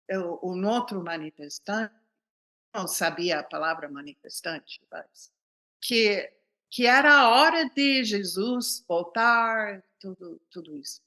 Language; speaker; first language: Portuguese; non-native, fluent; English